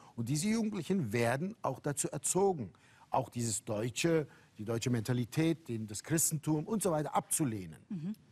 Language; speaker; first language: German; early bilingual, other home language; Turkish